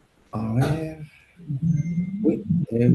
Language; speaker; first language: Spanish; native; Spanish